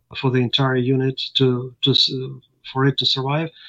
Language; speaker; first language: English; non-native, fluent; Ukrainian